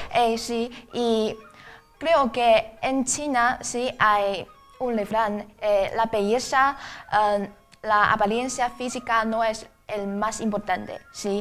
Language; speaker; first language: Spanish; non-native, fluent; Chinese